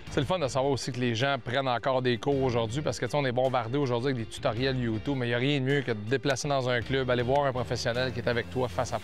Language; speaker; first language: French; native; French